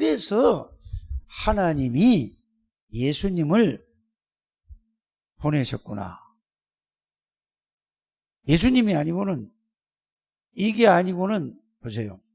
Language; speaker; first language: Korean; native; Korean